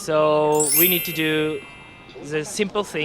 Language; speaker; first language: English; non-native, learner; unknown